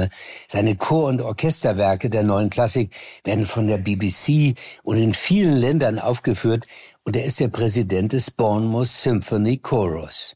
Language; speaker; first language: German; native; German